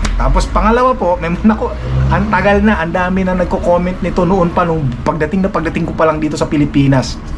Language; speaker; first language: Filipino; native; Filipino